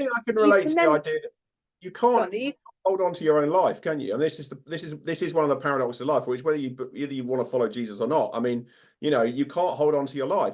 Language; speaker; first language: English; native; English